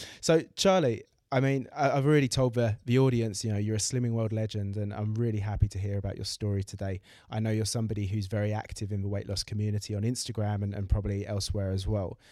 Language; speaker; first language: English; native; English